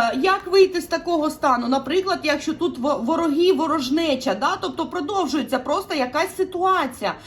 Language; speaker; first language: Ukrainian; non-native, local second language; Russian